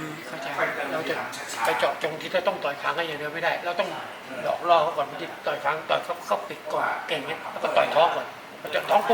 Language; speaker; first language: Thai; native; Thai